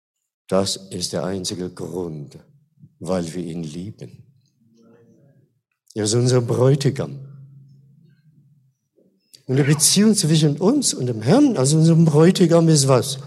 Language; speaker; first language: German; non-native, fluent; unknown